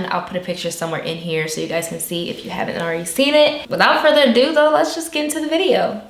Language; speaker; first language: English; native; English